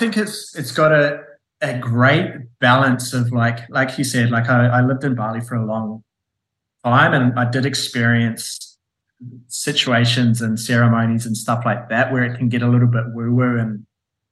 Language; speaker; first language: English; native; English